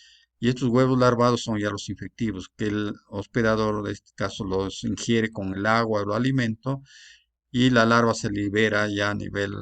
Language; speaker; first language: Spanish; native; Spanish